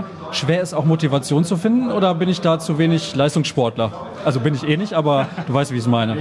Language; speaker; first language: German; native; German